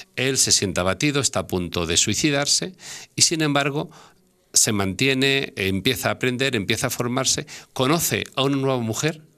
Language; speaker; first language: Spanish; native; Spanish